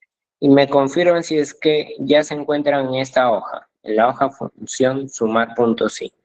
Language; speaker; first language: Spanish; native; Spanish